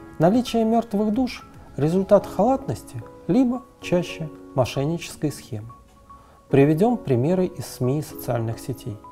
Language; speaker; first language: Russian; native; Russian